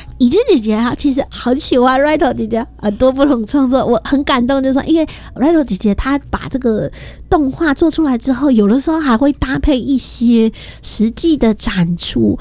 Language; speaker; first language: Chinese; native; Chinese